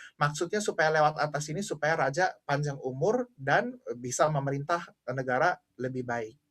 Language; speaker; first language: Indonesian; native; Indonesian